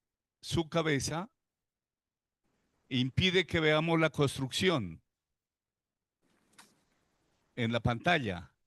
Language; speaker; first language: Spanish; native; Spanish